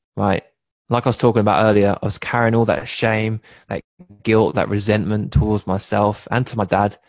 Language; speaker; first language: English; native; English